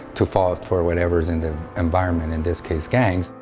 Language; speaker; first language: English; native; English